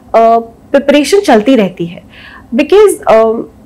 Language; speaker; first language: Hindi; native; Hindi